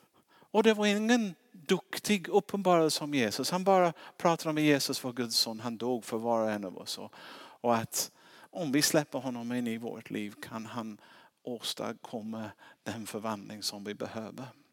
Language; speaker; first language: Swedish; non-native, fluent; English